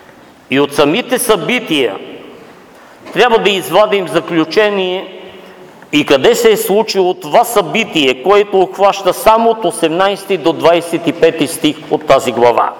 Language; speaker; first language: Bulgarian; native; Bulgarian